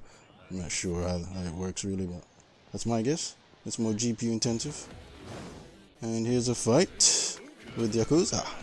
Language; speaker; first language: English; native; English